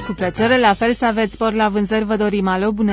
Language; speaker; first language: Romanian; native; Romanian